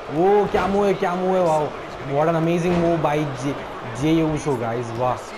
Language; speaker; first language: Hindi; native; Hindi